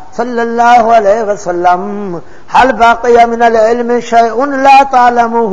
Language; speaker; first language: Urdu; non-native, local second language; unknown